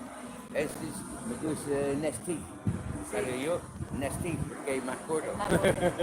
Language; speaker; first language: Spanish; non-native, learner; English